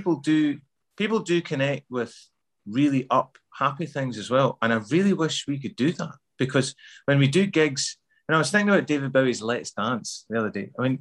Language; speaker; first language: English; native; English